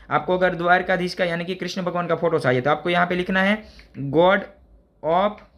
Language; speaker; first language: Hindi; non-native, local second language; Gujarati